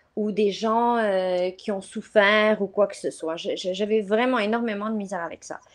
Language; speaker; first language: French; non-native, local second language; Arabic